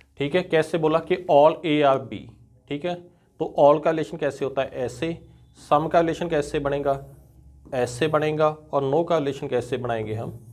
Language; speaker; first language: Hindi; non-native, local second language; Punjabi